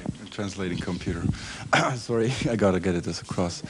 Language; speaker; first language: English; non-native, fluent; German